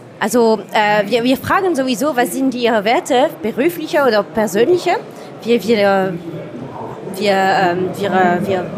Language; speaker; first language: German; non-native, learner; French